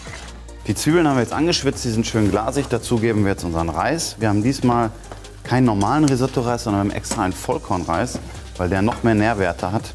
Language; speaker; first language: German; native; German